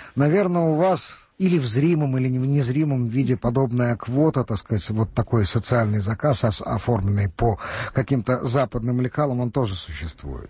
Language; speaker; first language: Russian; native; Russian